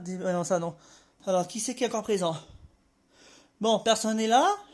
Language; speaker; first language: French; native; French